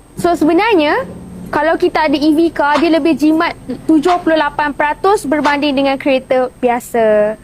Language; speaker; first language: Malay; native; Malay